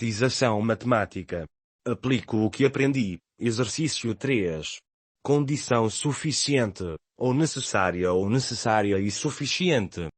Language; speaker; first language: Portuguese; native; Portuguese